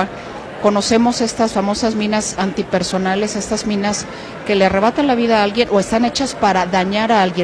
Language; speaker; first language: Spanish; native; Spanish